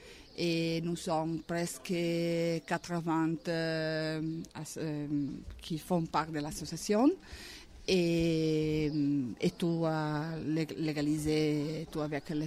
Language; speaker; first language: French; non-native, learner; Italian